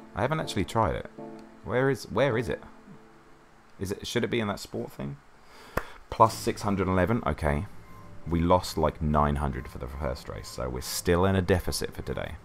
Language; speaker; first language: English; native; English